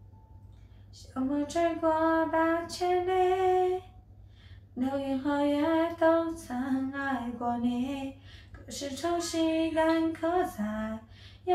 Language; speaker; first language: Chinese; native; Chinese